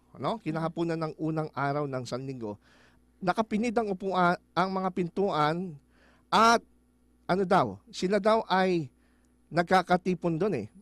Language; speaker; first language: Filipino; native; Filipino